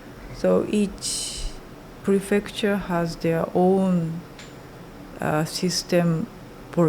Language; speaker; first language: English; non-native, learner; Japanese